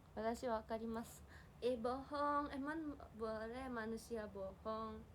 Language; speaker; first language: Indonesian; non-native, learner; Japanese